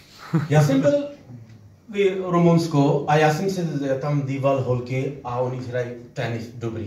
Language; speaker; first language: Czech; non-native, learner; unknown